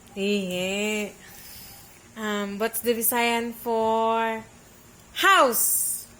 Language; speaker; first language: English; non-native, local second language; Cebuano